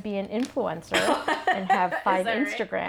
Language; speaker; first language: English; native; English